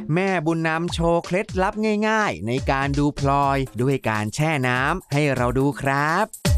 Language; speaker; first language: Thai; native; Thai